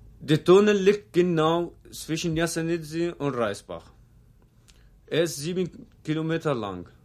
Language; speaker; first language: German; non-native, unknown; Arabic